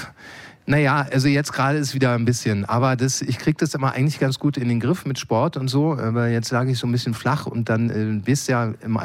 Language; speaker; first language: German; native; German